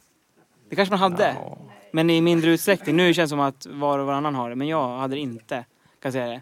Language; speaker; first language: Swedish; native; Swedish